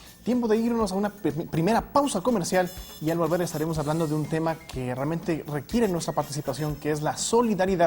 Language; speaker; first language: Spanish; native; Spanish